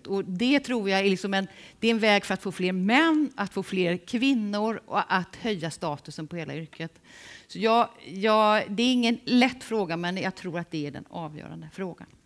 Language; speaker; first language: Swedish; native; Swedish